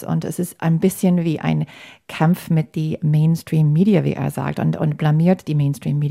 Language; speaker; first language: German; non-native, fluent; English